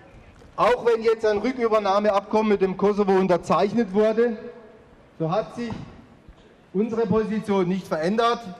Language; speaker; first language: German; native; German